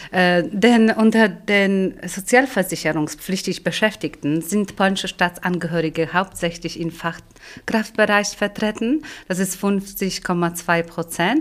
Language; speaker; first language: German; non-native, fluent; Polish